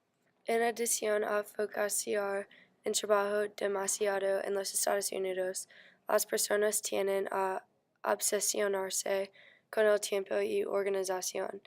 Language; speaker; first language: Spanish; non-native, learner; English